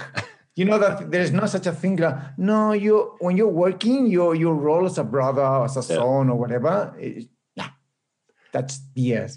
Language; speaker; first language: English; non-native, fluent; Spanish